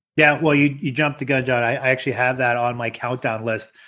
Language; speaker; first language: English; early bilingual, other home language; French